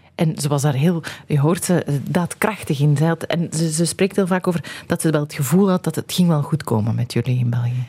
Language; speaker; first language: Dutch; native; Dutch